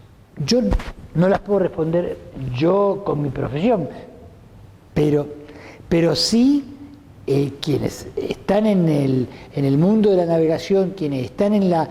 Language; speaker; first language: Spanish; native; Spanish